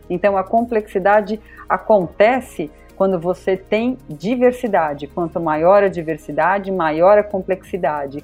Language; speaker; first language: Portuguese; native; Portuguese